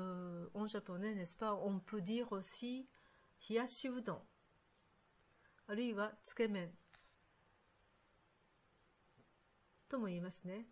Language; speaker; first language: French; non-native, fluent; Japanese